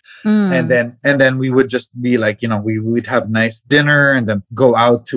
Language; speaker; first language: English; non-native, local second language; Cebuano